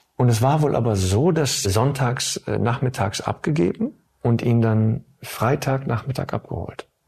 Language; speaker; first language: German; early bilingual, other home language; Turkish